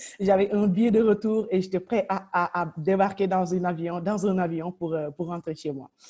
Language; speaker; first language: French; non-native, local second language; Wolof